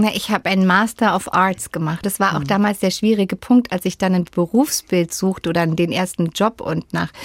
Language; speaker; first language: German; native; German